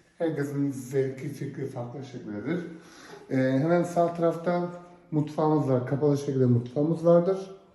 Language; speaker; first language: Turkish; native; Turkish